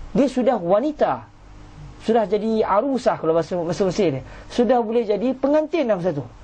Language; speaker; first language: Malay; native; Malay